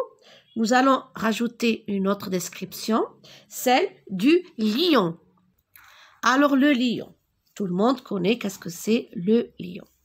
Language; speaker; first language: French; non-native, local second language; Arabic